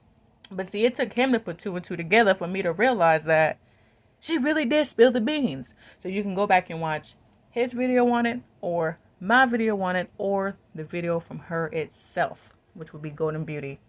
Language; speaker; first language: English; native; English